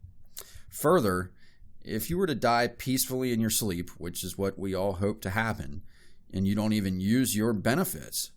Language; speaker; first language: English; native; English